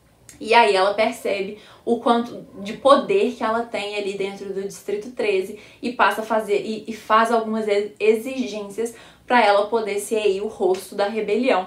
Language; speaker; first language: Portuguese; native; Portuguese